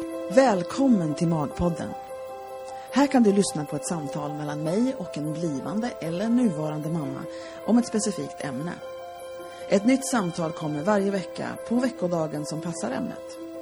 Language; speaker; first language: Swedish; native; Swedish